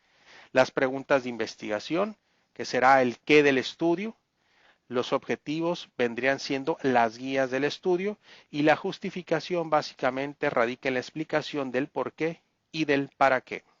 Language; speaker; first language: Spanish; native; Spanish